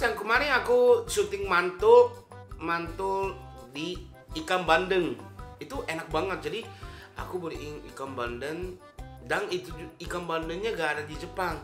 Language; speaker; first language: Indonesian; non-native, fluent; Japanese